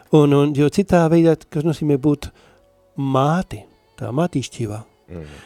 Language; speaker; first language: Latvian; non-native, learner; Spanish